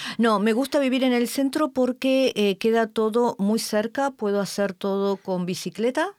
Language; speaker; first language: Spanish; native; Spanish